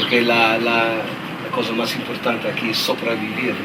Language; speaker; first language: Spanish; non-native, learner; Dutch